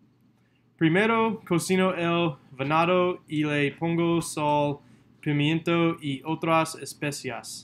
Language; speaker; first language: Spanish; non-native, learner; English